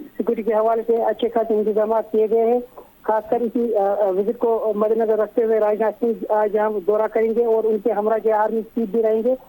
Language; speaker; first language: Urdu; non-native, local second language; Kashmiri